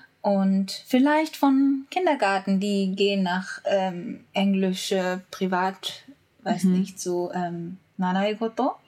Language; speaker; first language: German; non-native, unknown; Japanese